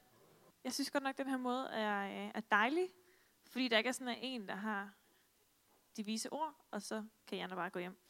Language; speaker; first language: Danish; native; Danish